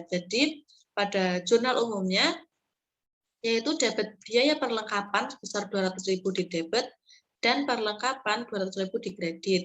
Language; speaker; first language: Indonesian; native; Indonesian